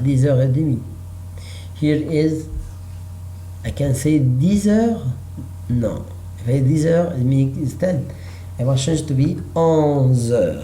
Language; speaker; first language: English; non-native, learner; Arabic